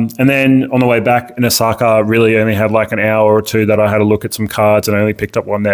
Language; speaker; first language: English; native; English